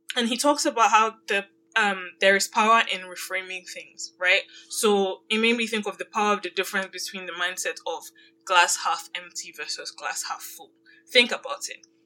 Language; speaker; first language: English; non-native, local second language; Yoruba